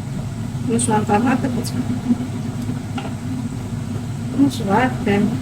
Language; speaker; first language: German; non-native, learner; Indonesian